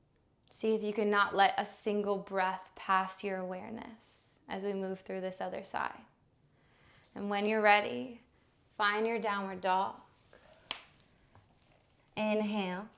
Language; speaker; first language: English; native; English